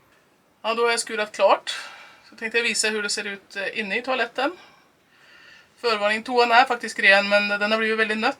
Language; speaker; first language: Swedish; native; Swedish